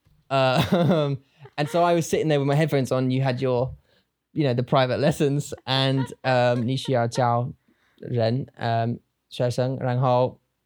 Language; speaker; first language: English; native; English